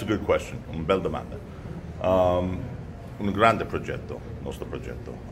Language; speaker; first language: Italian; non-native, learner; English